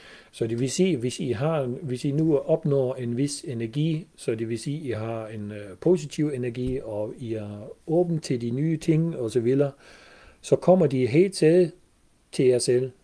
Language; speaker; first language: Danish; non-native, fluent; German